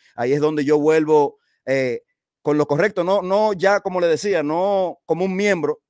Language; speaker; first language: Spanish; native; Spanish